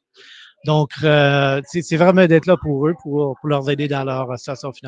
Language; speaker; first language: French; native; French